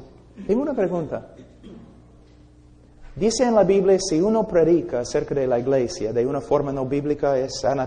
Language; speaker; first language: Spanish; non-native, fluent; English